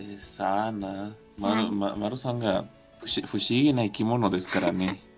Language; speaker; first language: Japanese; non-native, learner; Spanish